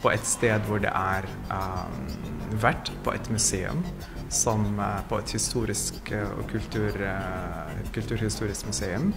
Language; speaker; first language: Norwegian; non-native, fluent; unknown